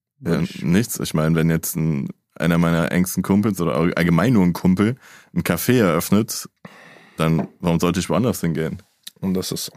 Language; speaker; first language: German; native; German